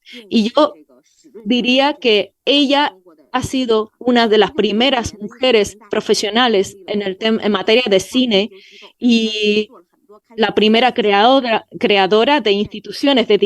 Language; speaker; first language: Spanish; non-native, fluent; Chinese